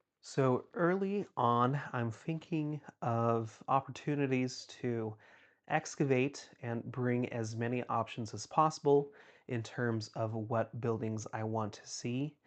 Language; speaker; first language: English; native; English